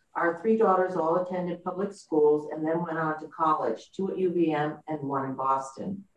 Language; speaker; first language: English; native; English